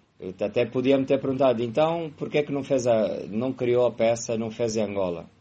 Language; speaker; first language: Portuguese; native; Portuguese